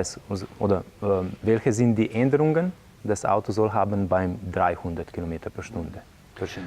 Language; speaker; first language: German; non-native, learner; Slovenian